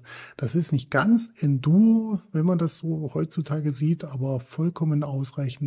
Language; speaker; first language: German; native; German